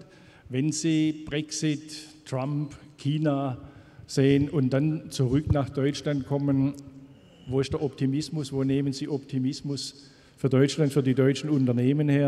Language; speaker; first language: German; native; German